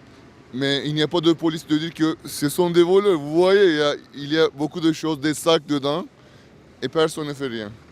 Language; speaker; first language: French; non-native, learner; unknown